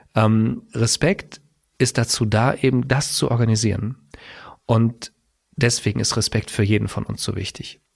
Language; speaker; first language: German; native; German